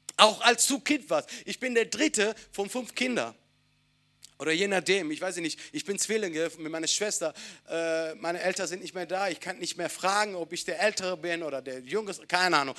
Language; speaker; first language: German; non-native, fluent; Italian